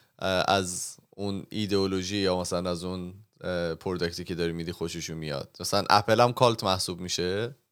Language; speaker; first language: Persian; native; Persian